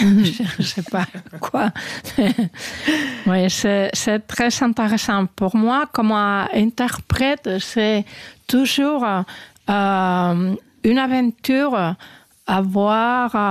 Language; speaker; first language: French; non-native, fluent; Spanish